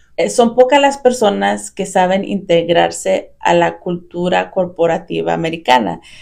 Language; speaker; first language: Spanish; early bilingual, heritage; Spanish